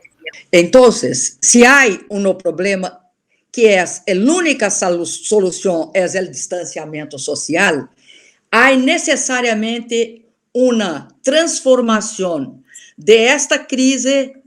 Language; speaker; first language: Spanish; non-native, learner; Portuguese